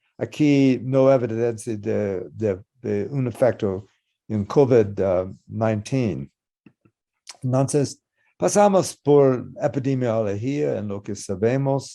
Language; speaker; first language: Spanish; non-native, learner; English